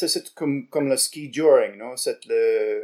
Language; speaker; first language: French; non-native, learner; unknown